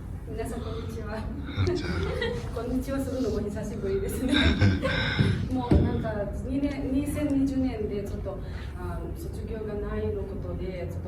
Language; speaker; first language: Japanese; native; Japanese